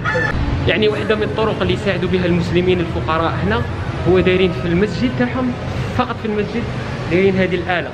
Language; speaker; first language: Arabic; native; Arabic